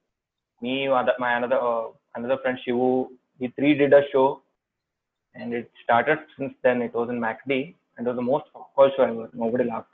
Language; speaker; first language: English; non-native, local second language; Kannada